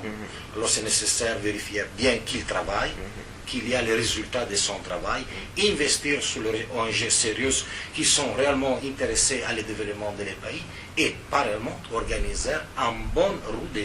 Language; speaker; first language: French; non-native, fluent; Italian